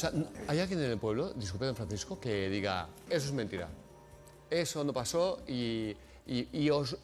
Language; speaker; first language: Spanish; native; Spanish